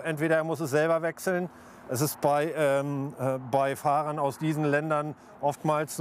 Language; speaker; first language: German; native; German